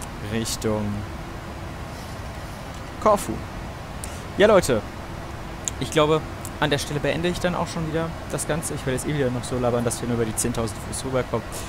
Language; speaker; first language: German; native; German